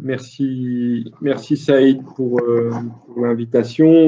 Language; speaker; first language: French; native; French